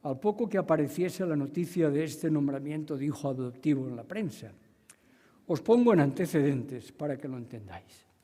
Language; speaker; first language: Spanish; native; Spanish